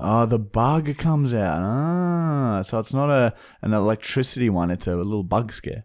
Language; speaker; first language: English; early bilingual, other home language; German